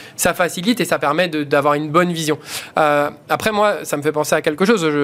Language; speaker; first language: French; native; French